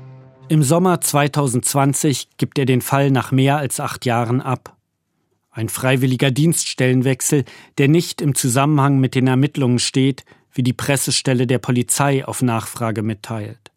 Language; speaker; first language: German; native; German